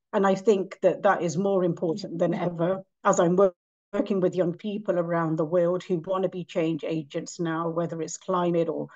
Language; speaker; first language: English; native; English